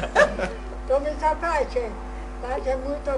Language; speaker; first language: Romanian; non-native, local second language; Hungarian